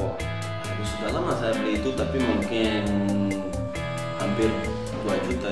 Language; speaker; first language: Indonesian; non-native, fluent; Portuguese